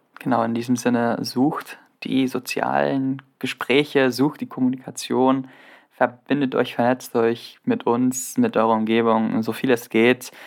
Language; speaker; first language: German; early bilingual, heritage; Greek